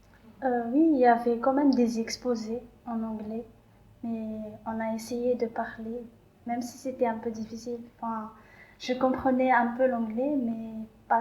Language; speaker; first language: French; non-native, local second language; Malagasy